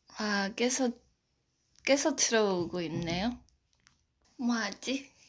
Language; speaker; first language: Korean; non-native, local second language; Chinese